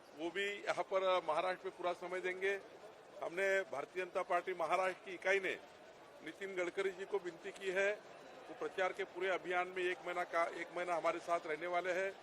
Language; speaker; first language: Hindi; non-native, local second language; Marathi